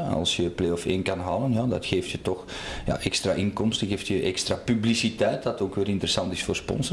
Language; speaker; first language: Dutch; native; Dutch